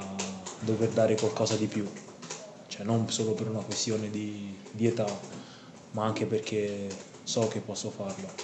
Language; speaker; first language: Italian; non-native, fluent; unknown